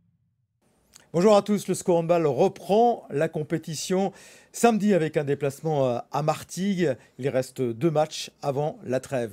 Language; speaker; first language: French; native; French